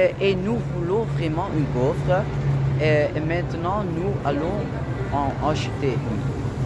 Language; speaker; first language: French; non-native, learner; Dutch